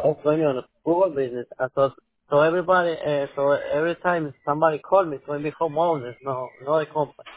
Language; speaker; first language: English; non-native, learner; Spanish